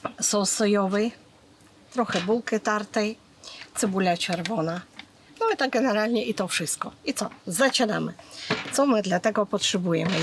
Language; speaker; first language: Polish; non-native, fluent; Ukrainian